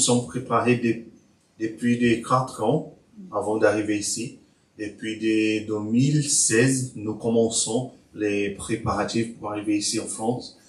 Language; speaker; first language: French; non-native, learner; Portuguese